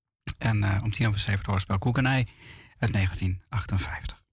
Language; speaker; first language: Dutch; native; Dutch